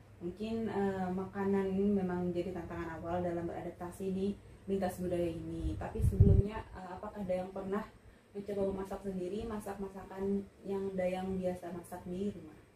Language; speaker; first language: Indonesian; native; Indonesian